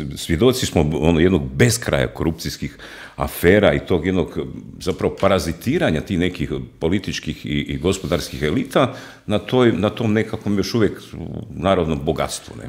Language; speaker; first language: Croatian; native; Croatian